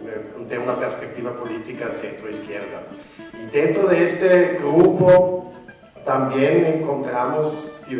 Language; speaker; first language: Spanish; non-native, fluent; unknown